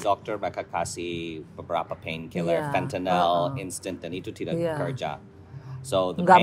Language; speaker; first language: Indonesian; non-native, fluent; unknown